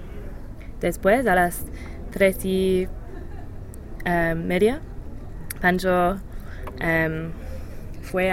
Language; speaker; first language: Spanish; non-native, learner; English